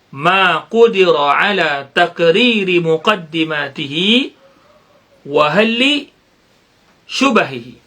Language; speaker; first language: Arabic; non-native, fluent; Malay